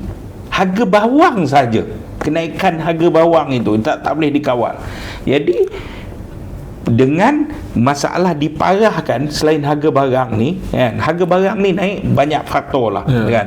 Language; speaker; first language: Malay; native; Malay